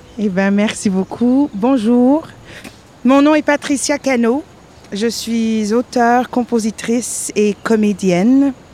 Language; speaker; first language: French; native; French